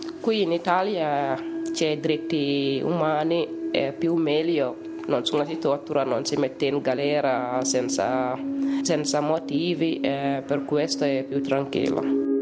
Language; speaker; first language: Italian; non-native, learner; Wolof